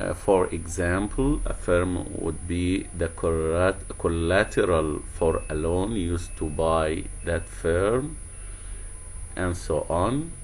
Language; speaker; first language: English; non-native, fluent; Arabic